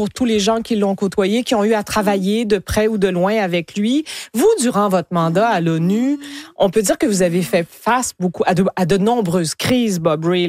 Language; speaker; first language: French; native; French